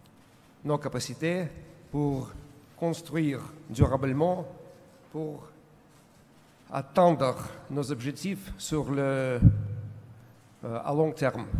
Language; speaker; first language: French; non-native, learner; Russian